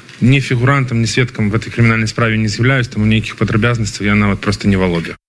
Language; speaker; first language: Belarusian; non-native, local second language; Russian